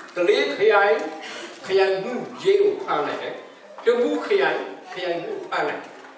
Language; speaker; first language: Burmese; non-native, local second language; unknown